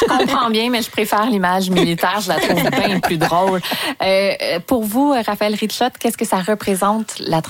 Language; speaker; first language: French; native; French